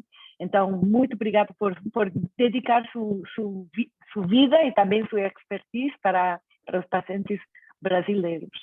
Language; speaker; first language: Portuguese; non-native, fluent; Spanish